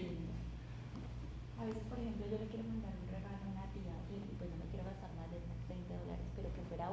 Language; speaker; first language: Spanish; native; Spanish